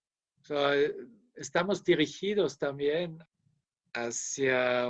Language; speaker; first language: Spanish; non-native, fluent; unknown